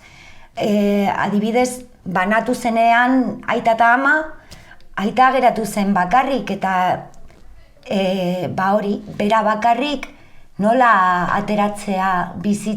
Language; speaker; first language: Basque; non-native, local second language; Spanish